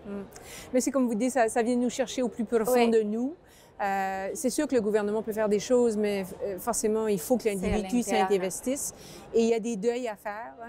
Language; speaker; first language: French; native; French